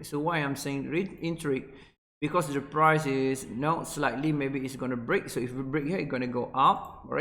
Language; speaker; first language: English; non-native, local second language; Malay